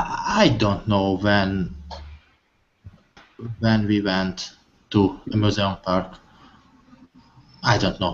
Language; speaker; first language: English; non-native, learner; Hungarian